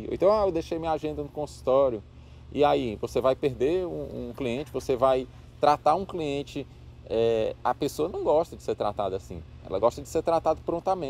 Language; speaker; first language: Portuguese; native; Portuguese